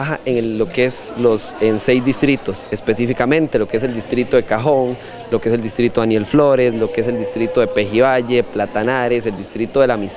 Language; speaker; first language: Spanish; native; Spanish